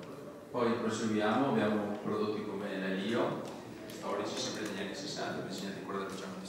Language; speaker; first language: Italian; native; Italian